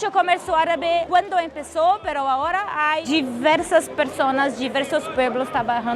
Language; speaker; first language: Spanish; non-native, fluent; Portuguese